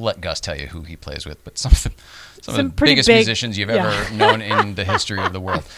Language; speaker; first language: English; native; English